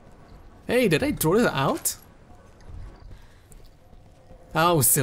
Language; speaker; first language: English; native; English